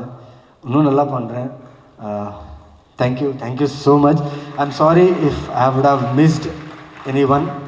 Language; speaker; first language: Tamil; non-native, fluent; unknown